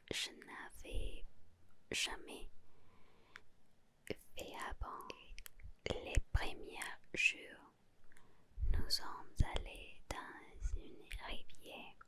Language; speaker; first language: French; non-native, learner; Spanish